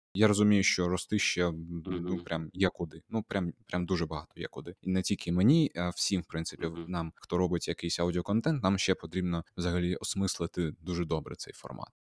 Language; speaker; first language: Ukrainian; non-native, local second language; Russian